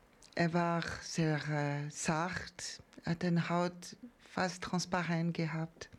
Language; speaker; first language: German; non-native, fluent; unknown